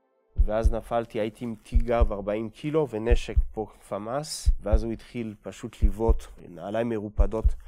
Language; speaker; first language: Hebrew; early bilingual, other home language; French